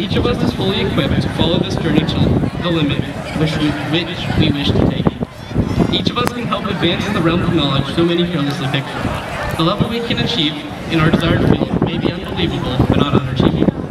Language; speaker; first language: English; native; English